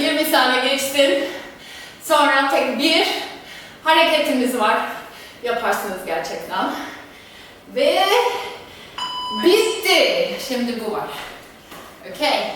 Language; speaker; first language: Turkish; non-native, fluent; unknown